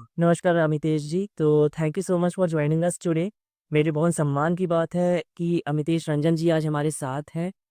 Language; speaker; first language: Hindi; native; Hindi